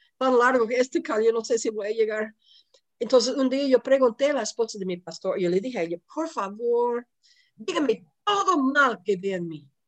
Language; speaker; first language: Spanish; non-native, fluent; English